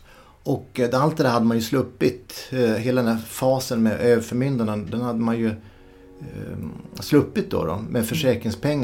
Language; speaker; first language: Swedish; native; Swedish